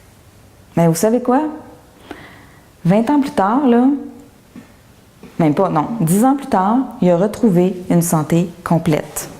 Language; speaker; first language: French; native; French